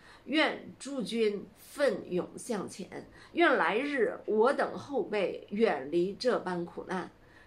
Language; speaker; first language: Chinese; native; Chinese